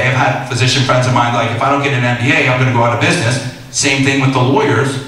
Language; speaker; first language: English; native; English